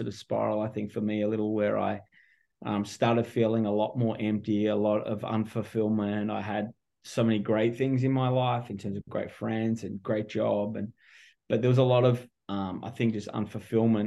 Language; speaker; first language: English; native; English